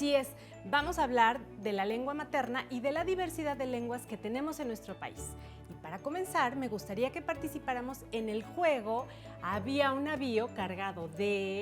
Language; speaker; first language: Spanish; native; Spanish